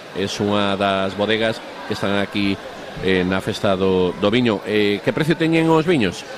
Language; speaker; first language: Galician; non-native, local second language; Spanish